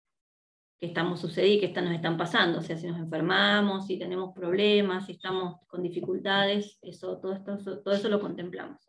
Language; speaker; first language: Spanish; native; Spanish